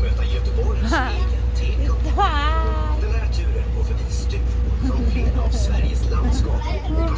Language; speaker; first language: Swedish; native; Swedish